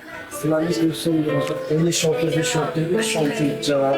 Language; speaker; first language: French; non-native, local second language; Arabic